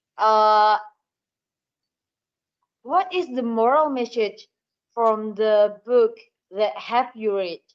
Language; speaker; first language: English; non-native, learner; Indonesian